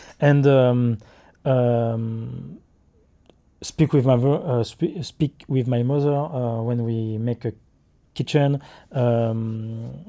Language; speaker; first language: English; non-native, learner; French